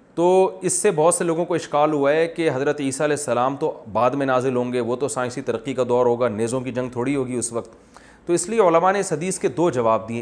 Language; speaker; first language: Urdu; native; Urdu